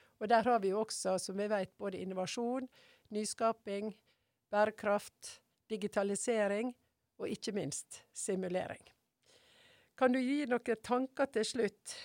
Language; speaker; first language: Norwegian; native; Norwegian